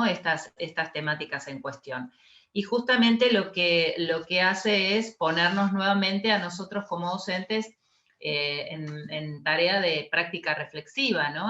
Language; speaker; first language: Spanish; native; Spanish